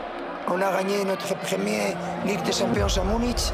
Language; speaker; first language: French; non-native, learner; Spanish